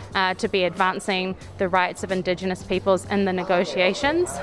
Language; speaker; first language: English; native; English